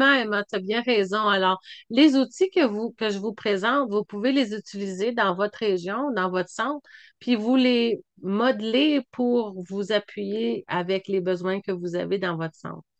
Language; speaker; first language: French; native; French